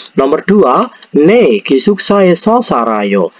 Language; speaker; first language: Korean; non-native, fluent; Indonesian